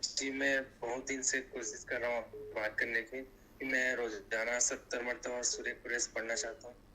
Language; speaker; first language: Urdu; non-native, local second language; Gujarati